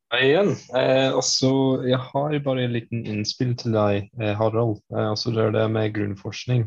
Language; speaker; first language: Norwegian; non-native, fluent; English